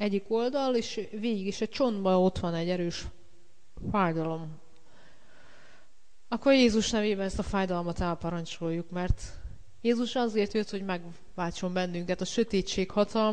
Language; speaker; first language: Hungarian; native; Hungarian